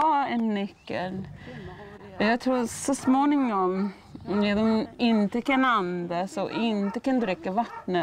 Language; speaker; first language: Swedish; non-native, fluent; Māori